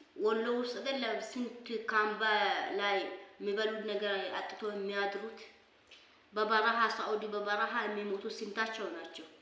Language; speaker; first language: Amharic; native; Amharic